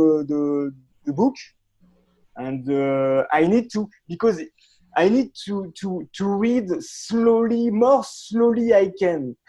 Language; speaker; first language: English; non-native, learner; French